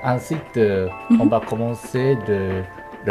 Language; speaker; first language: French; non-native, learner; Japanese